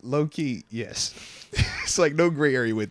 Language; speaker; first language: English; native; English